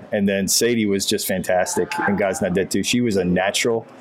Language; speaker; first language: English; native; English